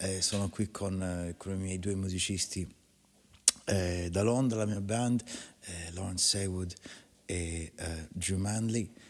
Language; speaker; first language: Italian; early bilingual, heritage; Italian